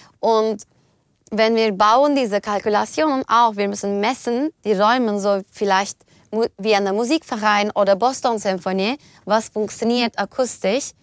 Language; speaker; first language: German; non-native, fluent; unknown